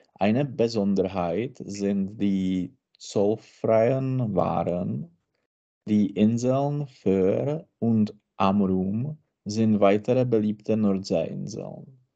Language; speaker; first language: German; non-native, learner; Czech